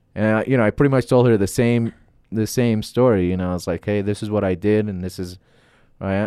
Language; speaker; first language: English; non-native, fluent; Arabic